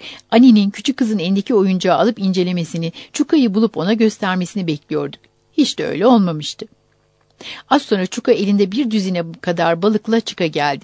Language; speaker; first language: Turkish; native; Turkish